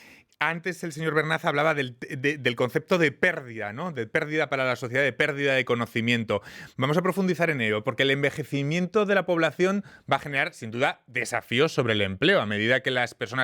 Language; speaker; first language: Spanish; native; Spanish